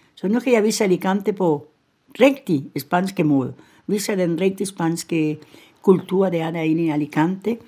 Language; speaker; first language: Danish; non-native, fluent; Spanish